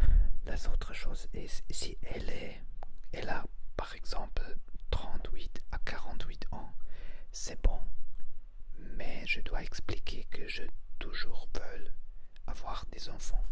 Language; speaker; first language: French; non-native, learner; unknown